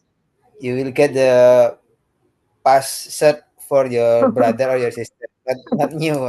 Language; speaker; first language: English; non-native, learner; Indonesian